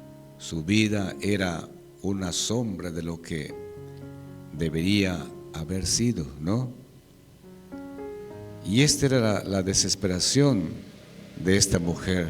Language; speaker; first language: Spanish; native; Spanish